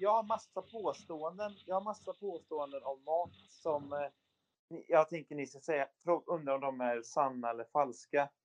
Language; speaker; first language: Swedish; native; Swedish